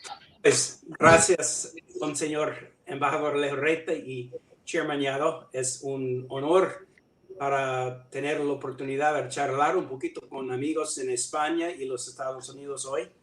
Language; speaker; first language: Spanish; non-native, learner; English